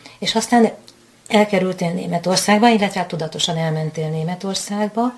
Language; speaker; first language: Hungarian; native; Hungarian